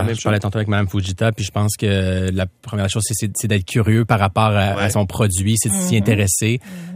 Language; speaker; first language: French; native; French